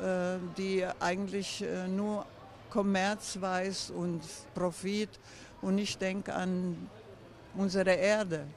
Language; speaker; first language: German; non-native, fluent; Croatian